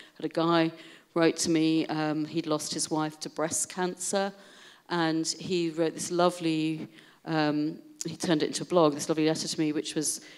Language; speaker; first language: English; native; English